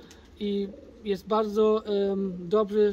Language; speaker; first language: Polish; early bilingual, heritage; German